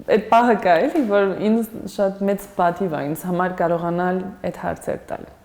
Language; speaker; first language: Armenian; non-native, fluent; Spanish